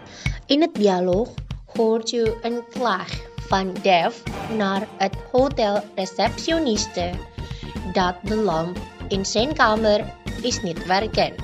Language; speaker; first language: Dutch; non-native, fluent; Indonesian